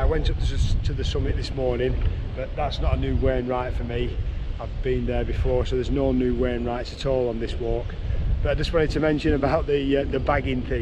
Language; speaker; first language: English; native; English